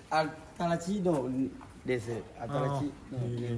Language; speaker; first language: Japanese; non-native, learner; Thai